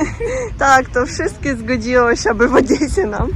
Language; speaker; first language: Polish; non-native, learner; Ukrainian